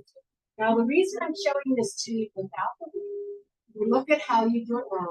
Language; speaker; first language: English; native; English